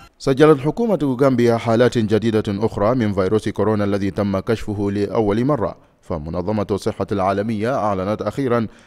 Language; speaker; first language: Arabic; non-native, fluent; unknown